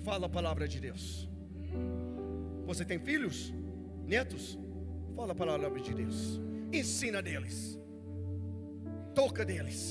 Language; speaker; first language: Portuguese; non-native, learner; English